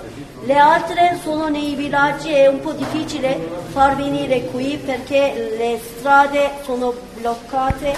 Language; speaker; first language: Italian; non-native, fluent; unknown